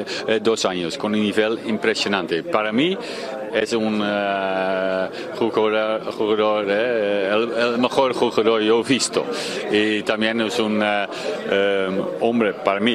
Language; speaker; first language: Spanish; non-native, fluent; Dutch